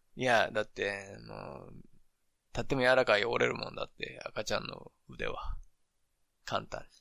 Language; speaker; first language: Japanese; native; Japanese